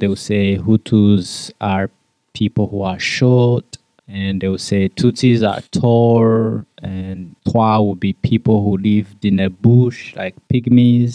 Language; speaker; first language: English; non-native, local second language; Kinyarwanda